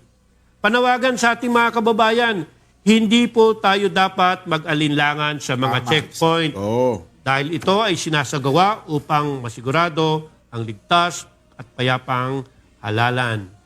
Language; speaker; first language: Filipino; native; Filipino